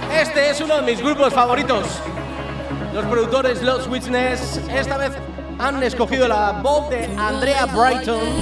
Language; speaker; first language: Spanish; native; Spanish